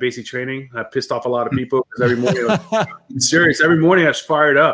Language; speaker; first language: English; early bilingual, other home language; French